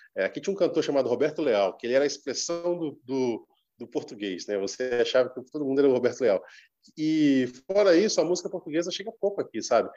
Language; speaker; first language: Portuguese; native; Portuguese